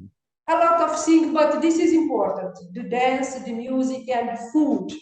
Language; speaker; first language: English; non-native, learner; Kabuverdianu